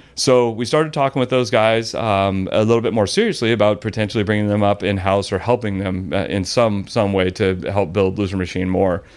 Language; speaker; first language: English; native; English